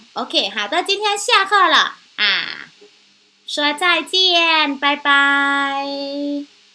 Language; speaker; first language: Chinese; non-native, fluent; Thai